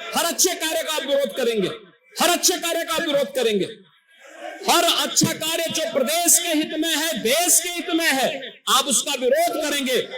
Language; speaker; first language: Hindi; native; Hindi